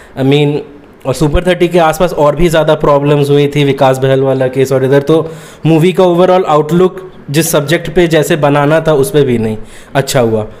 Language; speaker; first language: Hindi; native; Hindi